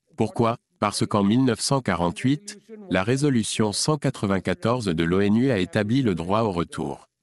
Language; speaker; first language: French; non-native, fluent; Punjabi